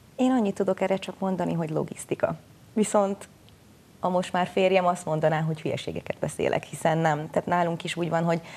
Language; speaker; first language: Hungarian; native; Hungarian